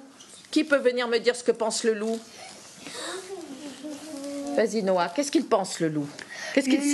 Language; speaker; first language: French; native; French